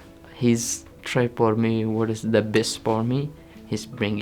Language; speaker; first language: English; non-native, learner; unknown